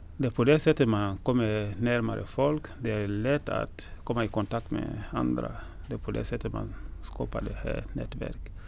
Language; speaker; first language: Swedish; non-native, fluent; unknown